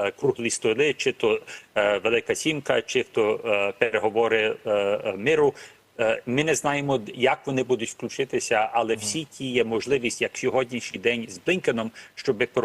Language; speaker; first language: Ukrainian; early bilingual, heritage; Ukrainian